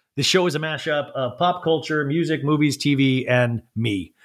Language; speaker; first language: English; native; English